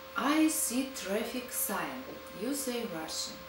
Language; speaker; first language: English; non-native, fluent; Russian